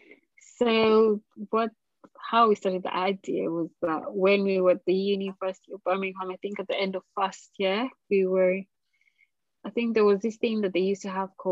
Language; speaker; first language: English; non-native, local second language; Ganda